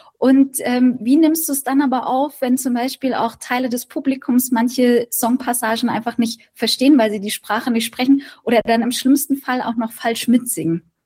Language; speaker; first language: German; native; German